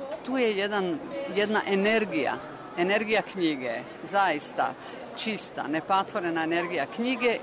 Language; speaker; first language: Croatian; native; Croatian